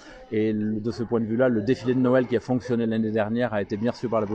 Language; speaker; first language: French; native; French